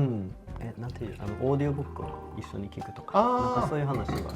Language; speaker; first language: Japanese; non-native, fluent; Swedish